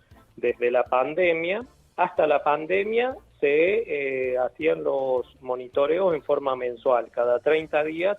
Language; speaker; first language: Spanish; native; Spanish